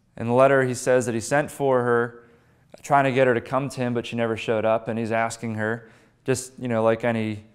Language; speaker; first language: English; native; English